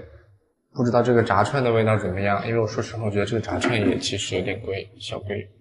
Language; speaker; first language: Chinese; native; Chinese